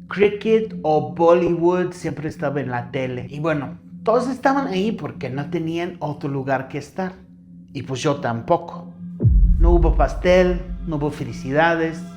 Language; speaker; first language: Spanish; non-native, fluent; English